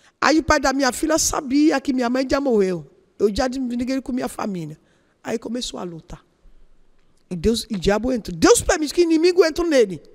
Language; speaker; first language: Portuguese; non-native, learner; Yoruba